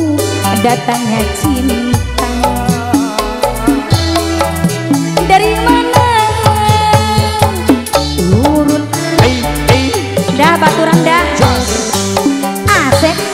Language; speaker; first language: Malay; non-native, local second language; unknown